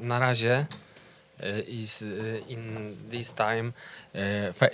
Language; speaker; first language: English; non-native, learner; Polish